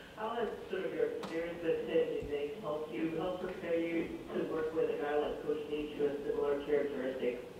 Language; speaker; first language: English; native; English